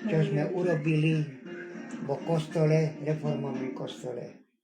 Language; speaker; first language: Slovak; non-native, local second language; Hungarian